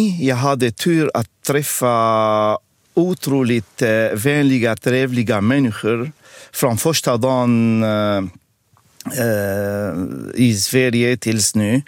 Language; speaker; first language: Swedish; non-native, fluent; Arabic